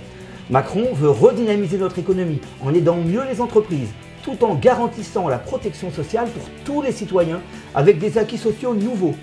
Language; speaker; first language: French; native; French